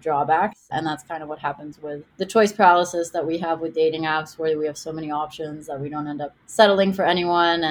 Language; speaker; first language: English; non-native, fluent; Hebrew